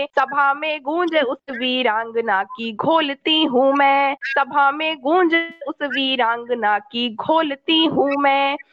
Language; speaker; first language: Hindi; native; Hindi